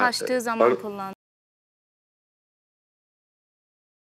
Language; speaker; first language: Turkish; native; Turkish